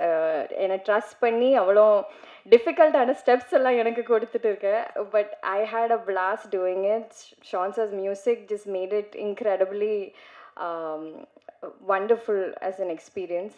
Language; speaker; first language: Tamil; non-native, learner; Malayalam